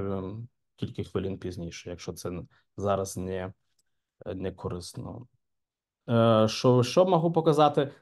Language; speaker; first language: Ukrainian; non-native, local second language; Russian